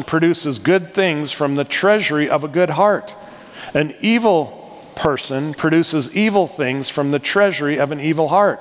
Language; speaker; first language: English; native; English